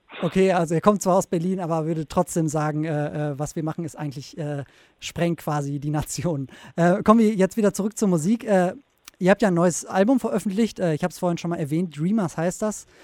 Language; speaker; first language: German; native; German